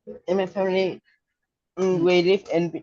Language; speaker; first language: English; non-native, learner; Vietnamese